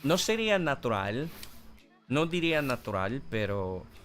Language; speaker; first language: Spanish; non-native, learner; English